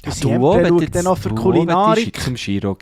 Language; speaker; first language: German; native; German